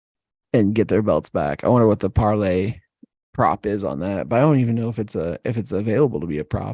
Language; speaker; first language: English; native; English